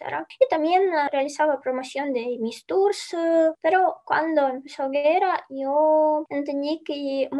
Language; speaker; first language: Spanish; non-native, fluent; Ukrainian